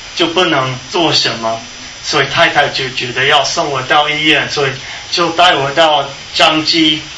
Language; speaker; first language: Chinese; non-native, fluent; English